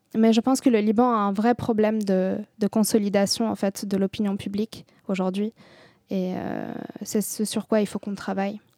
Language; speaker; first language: French; non-native, local second language; Arabic